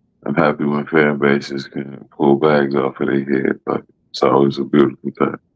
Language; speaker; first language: English; native; English